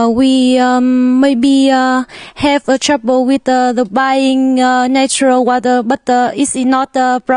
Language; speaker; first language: English; non-native, learner; Vietnamese